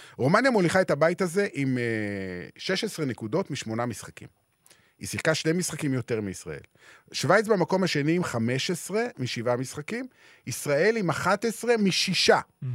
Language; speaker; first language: Hebrew; native; Hebrew